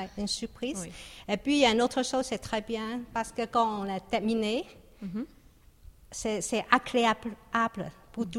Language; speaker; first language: French; non-native, learner; Chinese